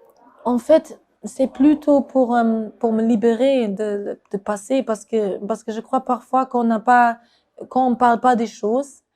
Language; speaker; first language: French; non-native, fluent; German